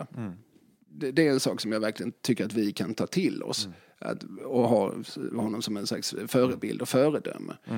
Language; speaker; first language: Swedish; native; Swedish